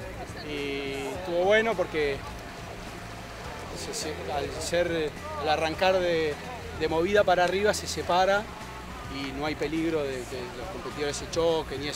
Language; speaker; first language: Spanish; native; Spanish